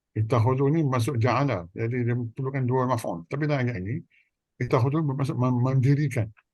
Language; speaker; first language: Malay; native; Malay